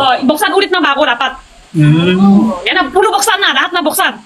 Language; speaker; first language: Filipino; non-native, learner; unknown